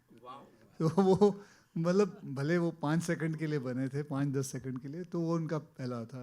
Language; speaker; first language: Hindi; native; Hindi